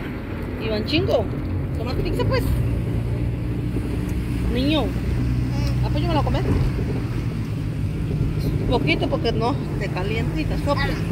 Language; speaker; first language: Spanish; native; Spanish